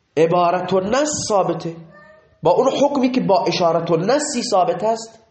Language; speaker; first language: Persian; non-native, local second language; Baluchi